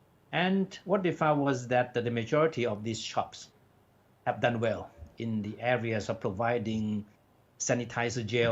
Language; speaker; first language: English; non-native, fluent; Thai